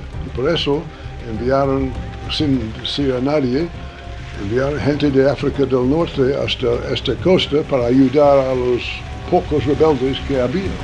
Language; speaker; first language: Spanish; non-native, fluent; English